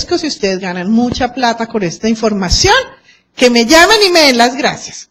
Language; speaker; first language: Spanish; native; Spanish